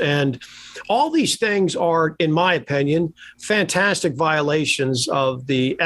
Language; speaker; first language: English; native; English